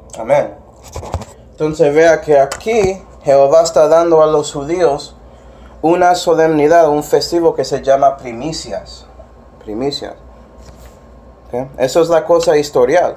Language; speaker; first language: Spanish; non-native, fluent; English